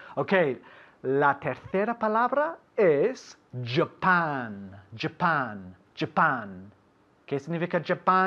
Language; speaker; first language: Spanish; non-native, fluent; English